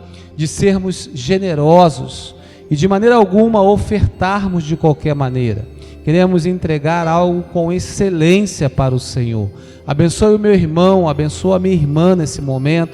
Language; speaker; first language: Portuguese; native; Portuguese